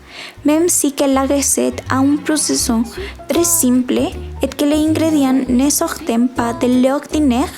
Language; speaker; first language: French; non-native, learner; Spanish